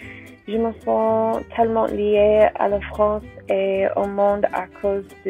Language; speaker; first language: French; non-native, learner; English